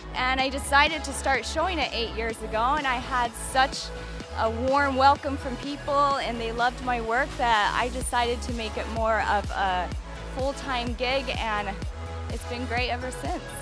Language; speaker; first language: English; native; English